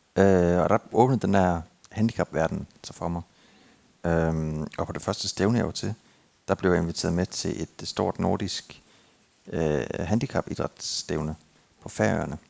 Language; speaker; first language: Danish; native; Danish